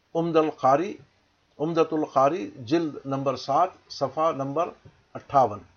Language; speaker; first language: Urdu; native; Urdu